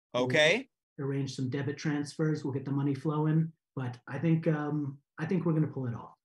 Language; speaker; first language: English; native; English